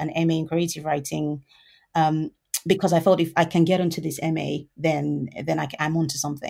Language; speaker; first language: English; non-native, local second language; Yoruba